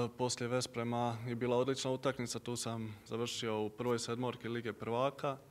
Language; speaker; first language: Croatian; native; Croatian